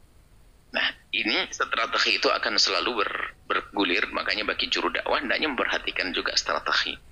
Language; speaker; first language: Indonesian; native; Indonesian